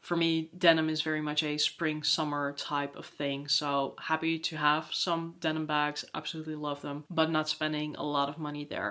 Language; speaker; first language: English; non-native, fluent; Dutch